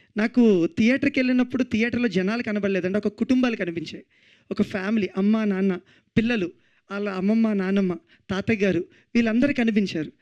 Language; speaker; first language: Telugu; native; Telugu